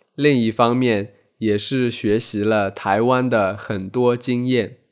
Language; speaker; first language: Chinese; native; Chinese